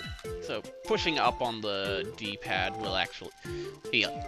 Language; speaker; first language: English; native; English